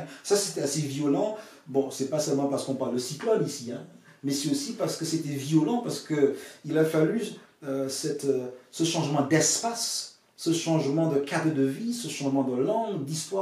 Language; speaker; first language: French; non-native, fluent; English